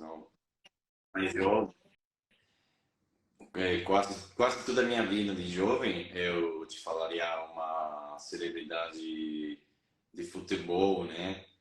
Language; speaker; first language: Portuguese; non-native, fluent; Spanish